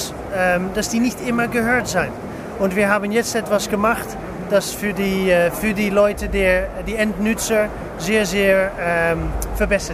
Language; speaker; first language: German; non-native, learner; English